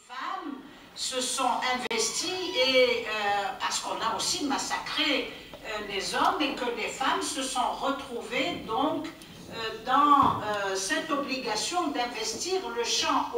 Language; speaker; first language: French; non-native, local second language; Kabyle